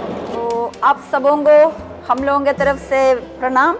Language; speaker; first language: Hindi; non-native, local second language; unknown